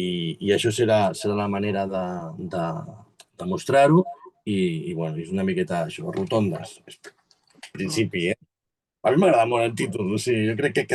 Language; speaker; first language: Catalan; native; Catalan